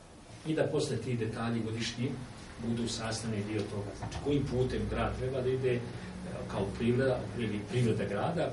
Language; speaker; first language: Serbian; native; Serbian